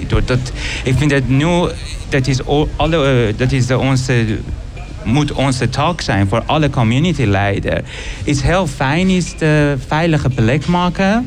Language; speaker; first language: Dutch; non-native, learner; Persian